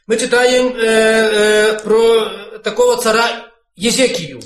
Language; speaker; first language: Polish; non-native, learner; Russian